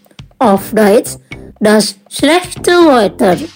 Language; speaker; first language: German; non-native, learner; Indonesian